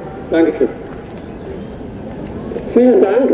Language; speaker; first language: German; non-native, fluent; Persian